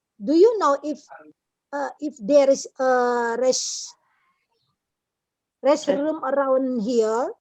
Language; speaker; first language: English; non-native, learner; Indonesian